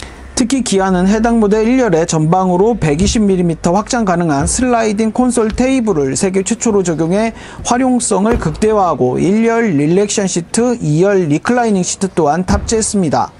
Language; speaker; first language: Korean; native; Korean